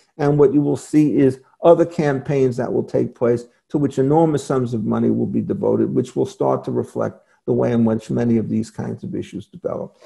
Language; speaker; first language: English; native; English